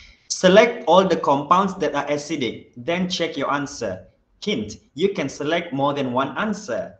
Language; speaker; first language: English; non-native, local second language; Malay